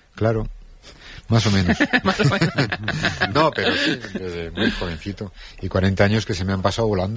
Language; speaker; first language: Spanish; native; Spanish